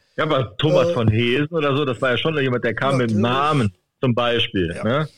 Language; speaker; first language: German; native; German